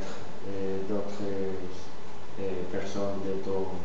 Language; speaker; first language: French; non-native, learner; Spanish